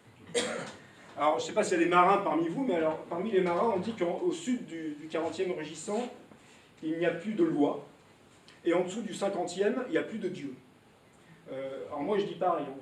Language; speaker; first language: French; native; French